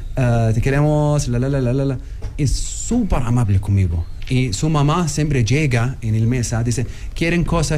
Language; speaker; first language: Spanish; non-native, learner; Arabic